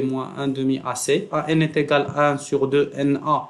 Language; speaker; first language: French; non-native, local second language; Arabic